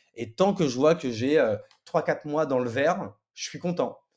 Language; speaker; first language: French; native; French